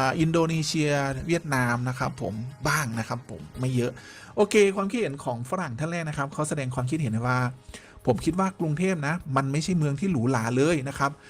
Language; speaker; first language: Thai; native; Thai